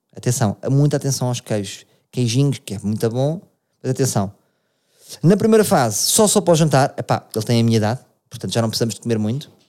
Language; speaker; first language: Portuguese; native; Portuguese